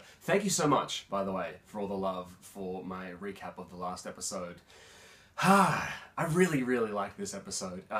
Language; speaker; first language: English; native; English